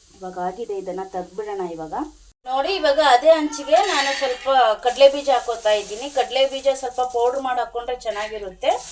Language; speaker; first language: Kannada; non-native, local second language; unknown